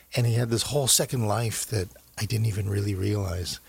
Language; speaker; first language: English; native; English